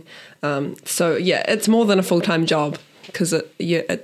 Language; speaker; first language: English; native; English